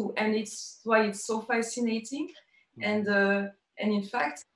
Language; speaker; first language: English; non-native, learner; French